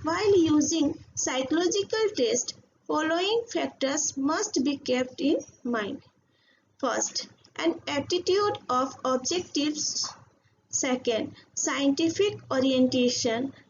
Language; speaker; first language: English; non-native, local second language; Hindi